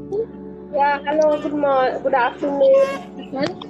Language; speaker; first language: English; non-native, learner; Hindi